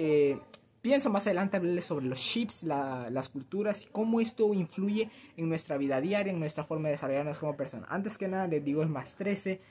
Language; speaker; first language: Spanish; native; Spanish